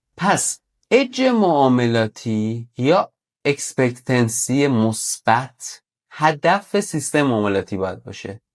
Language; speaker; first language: Persian; native; Persian